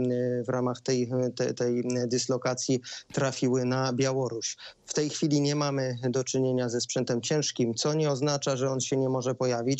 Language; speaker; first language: Polish; native; Polish